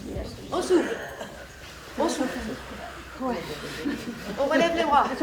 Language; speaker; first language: French; native; French